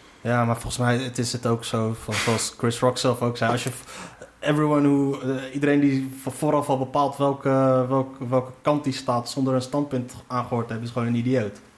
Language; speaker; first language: Dutch; early bilingual, other home language; Riffian